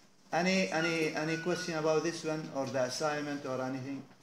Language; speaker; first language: English; non-native, fluent; Arabic